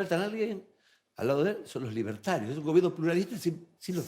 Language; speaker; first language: Spanish; native; Spanish